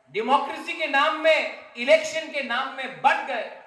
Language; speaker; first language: Hindi; non-native, local second language; Kok Borok